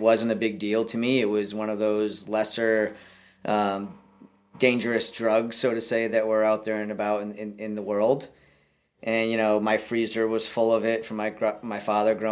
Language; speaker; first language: English; native; English